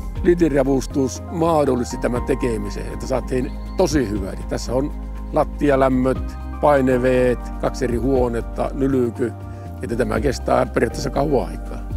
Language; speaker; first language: Finnish; native; Finnish